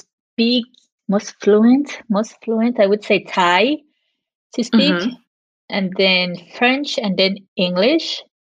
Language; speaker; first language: English; non-native, fluent; French